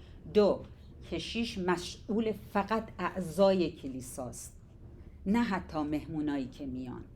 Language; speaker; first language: Persian; native; Persian